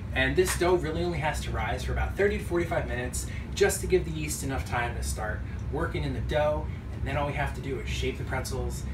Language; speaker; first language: English; native; English